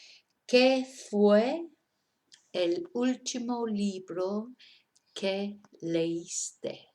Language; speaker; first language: Spanish; non-native, fluent; English